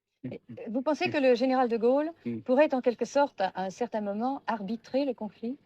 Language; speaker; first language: French; native; French